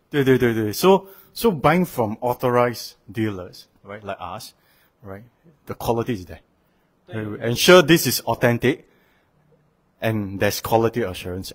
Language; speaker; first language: English; non-native, local second language; Chinese